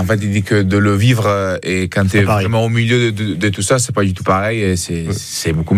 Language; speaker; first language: French; non-native, fluent; Italian